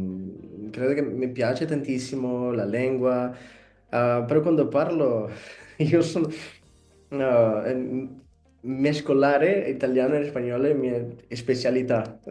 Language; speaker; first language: Italian; non-native, learner; Spanish